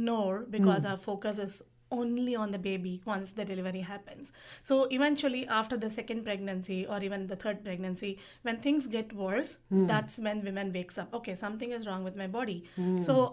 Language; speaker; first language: English; non-native, local second language; Tamil